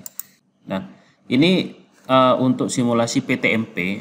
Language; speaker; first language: Indonesian; native; Indonesian